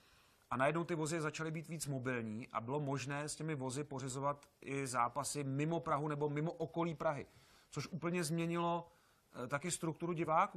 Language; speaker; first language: Czech; native; Czech